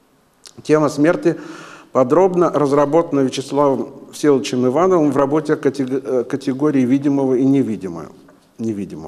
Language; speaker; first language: Russian; native; Russian